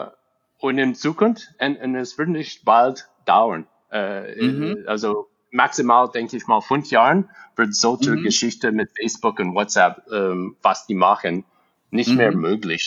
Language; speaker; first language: German; non-native, fluent; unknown